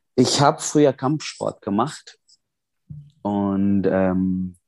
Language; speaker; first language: German; non-native, fluent; Arabic